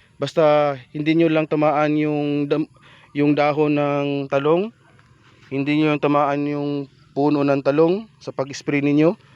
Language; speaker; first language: Filipino; non-native, local second language; Cebuano